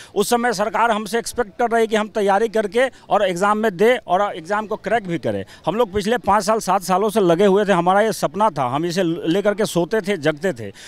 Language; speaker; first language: Hindi; native; Hindi